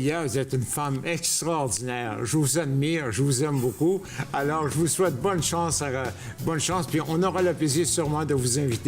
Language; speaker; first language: French; native; French